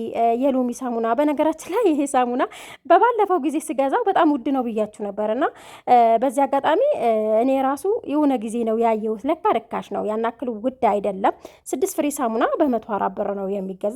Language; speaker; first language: Amharic; native; Amharic